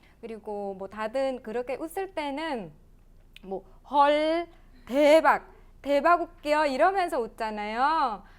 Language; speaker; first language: Korean; non-native, fluent; Vietnamese